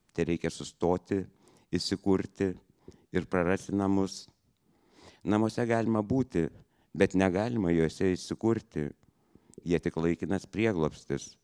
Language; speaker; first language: French; non-native, fluent; Lithuanian